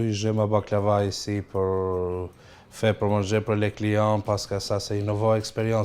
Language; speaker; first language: French; non-native, learner; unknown